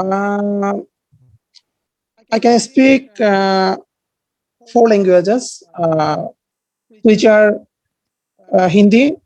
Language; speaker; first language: English; non-native, learner; Bangla